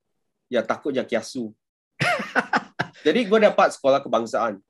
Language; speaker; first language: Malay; non-native, local second language; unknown